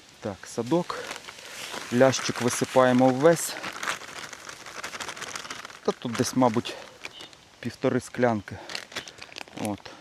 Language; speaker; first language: Ukrainian; native; Ukrainian